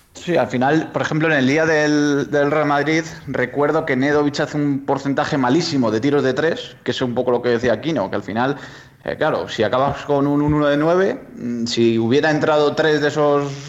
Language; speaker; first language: Spanish; native; Spanish